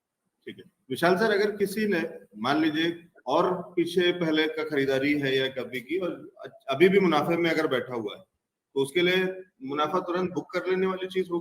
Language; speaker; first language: Hindi; native; Hindi